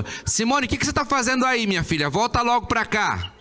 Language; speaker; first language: Portuguese; native; Portuguese